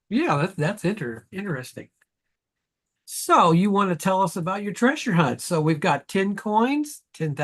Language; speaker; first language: English; native; English